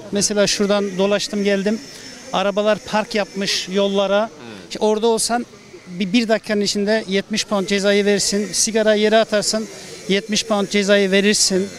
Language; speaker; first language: Turkish; native; Turkish